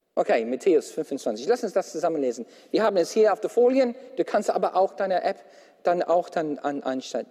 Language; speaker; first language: German; non-native, fluent; English